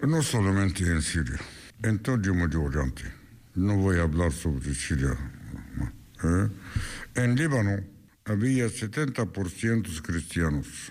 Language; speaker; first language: Spanish; non-native, fluent; Arabic